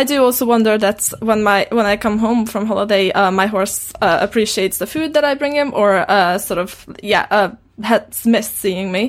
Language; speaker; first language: English; non-native, fluent; Romanian